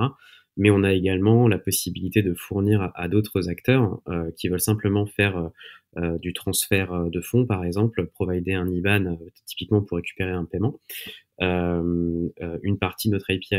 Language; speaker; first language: French; native; French